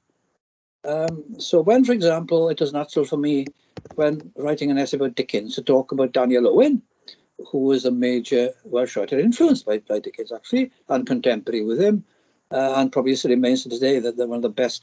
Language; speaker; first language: English; non-native, local second language; Welsh